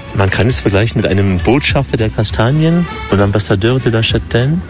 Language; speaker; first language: German; native; German